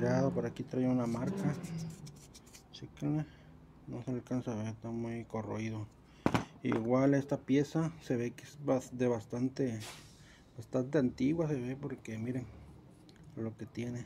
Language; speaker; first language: Spanish; native; Spanish